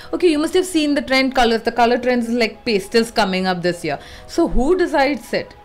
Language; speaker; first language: English; non-native, local second language; Malayalam